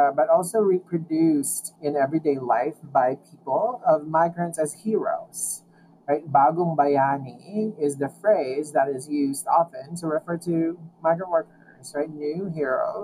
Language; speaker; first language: English; non-native, local second language; Filipino